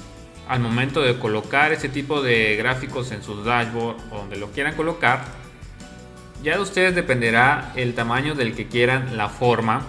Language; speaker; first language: Spanish; native; Spanish